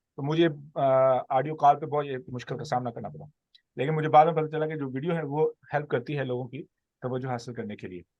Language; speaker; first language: Urdu; non-native, local second language; Punjabi